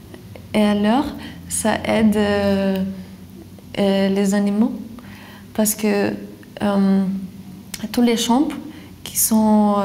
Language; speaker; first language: French; non-native, fluent; Lithuanian